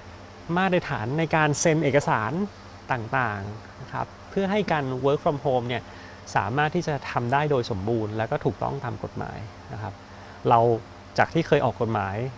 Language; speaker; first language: Thai; native; Thai